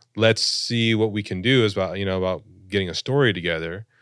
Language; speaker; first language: English; native; English